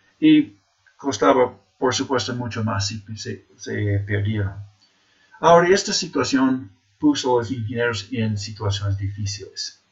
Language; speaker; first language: Spanish; non-native, fluent; English